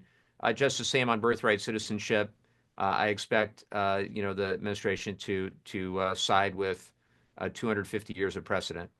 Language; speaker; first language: English; native; English